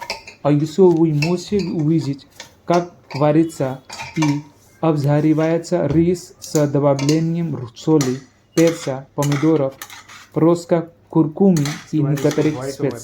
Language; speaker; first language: Russian; non-native, fluent; Hindi